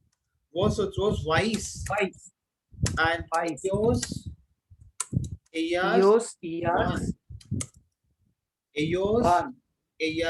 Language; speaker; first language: Spanish; non-native, fluent; Hindi